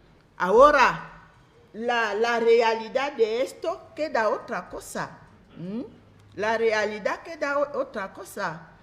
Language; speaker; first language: Spanish; non-native, fluent; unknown